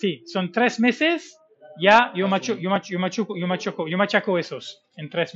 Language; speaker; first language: Spanish; non-native, fluent; English